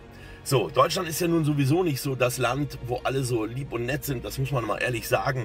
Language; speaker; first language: German; native; German